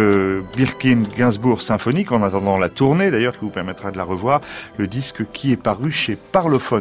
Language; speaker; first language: French; native; French